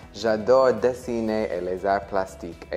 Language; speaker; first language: French; non-native, learner; English